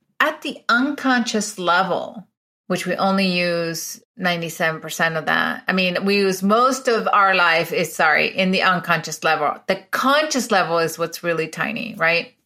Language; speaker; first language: English; early bilingual, other home language; Spanish